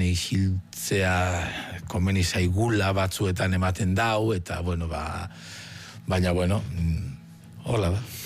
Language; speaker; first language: Basque; native; Basque